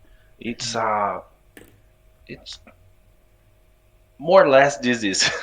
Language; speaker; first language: English; non-native, learner; Portuguese